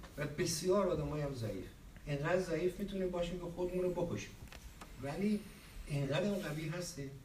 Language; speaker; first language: Persian; native; Persian